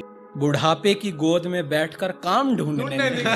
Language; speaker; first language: Hindi; native; Hindi